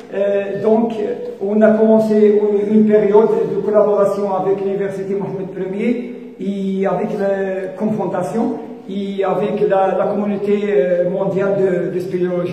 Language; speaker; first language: French; non-native, fluent; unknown